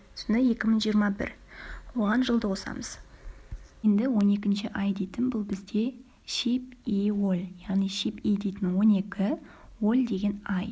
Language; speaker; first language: Kazakh; non-native, learner; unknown